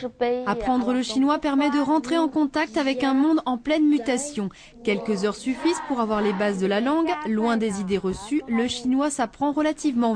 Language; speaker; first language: French; native; French